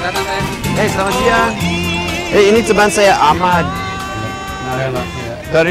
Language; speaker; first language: Indonesian; non-native, fluent; English